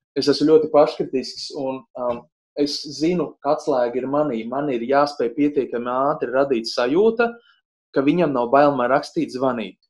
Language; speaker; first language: Latvian; native; Latvian